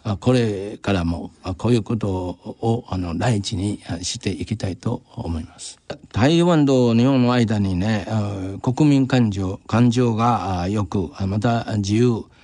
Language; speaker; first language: Japanese; non-native, fluent; Chinese